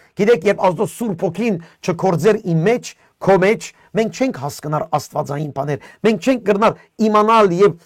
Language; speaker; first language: Armenian; early bilingual, heritage; Armenian